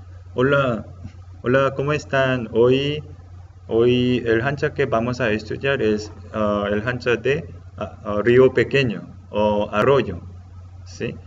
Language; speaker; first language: Spanish; non-native, learner; Korean